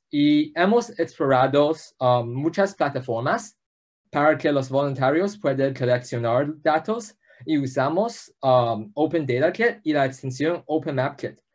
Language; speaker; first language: Spanish; non-native, learner; English